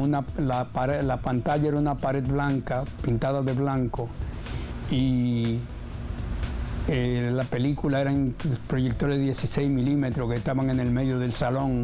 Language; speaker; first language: Spanish; native; Spanish